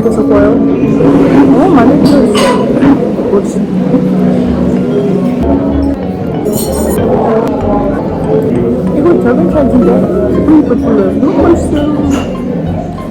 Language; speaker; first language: Korean; non-native, learner; Ukrainian